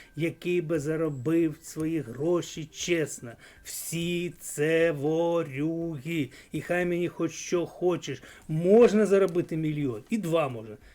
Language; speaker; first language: Ukrainian; native; Ukrainian